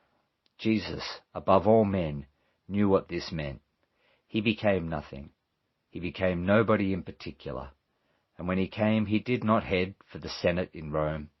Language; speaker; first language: English; native; English